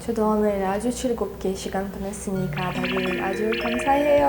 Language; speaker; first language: Korean; non-native, fluent; Russian